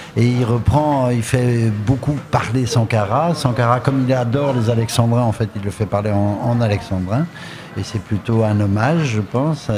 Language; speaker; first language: French; native; French